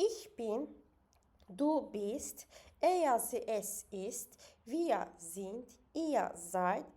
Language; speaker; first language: German; non-native, fluent; Azerbaijani